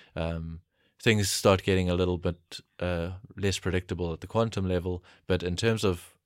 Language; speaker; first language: English; native; English